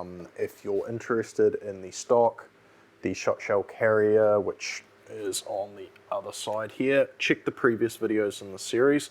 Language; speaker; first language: English; native; English